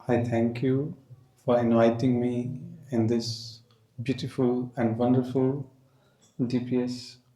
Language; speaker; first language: English; non-native, local second language; Hindi